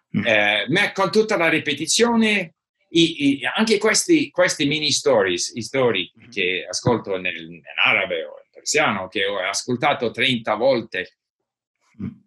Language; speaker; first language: Italian; non-native, learner; English